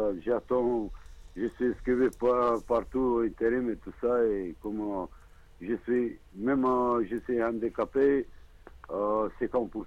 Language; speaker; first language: French; non-native, learner; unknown